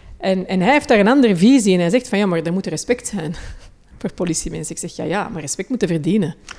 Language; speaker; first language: Dutch; early bilingual, other home language; Hindi